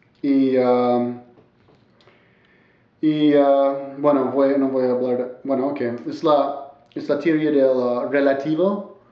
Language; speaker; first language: Spanish; non-native, learner; English